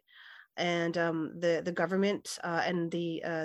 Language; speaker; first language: English; native; English